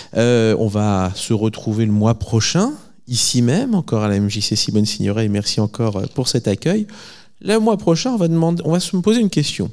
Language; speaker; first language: French; native; French